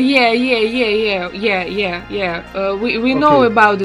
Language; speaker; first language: English; non-native, learner; Russian